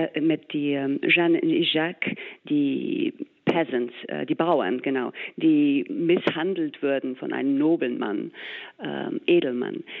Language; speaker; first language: German; non-native, fluent; English